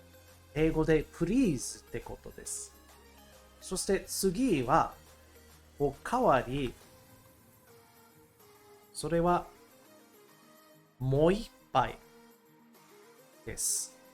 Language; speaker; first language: Japanese; non-native, learner; English